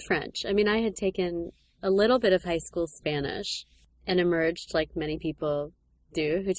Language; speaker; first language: English; native; English